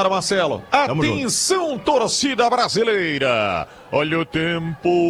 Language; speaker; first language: Portuguese; native; Portuguese